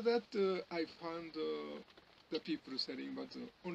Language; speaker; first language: English; non-native, learner; Japanese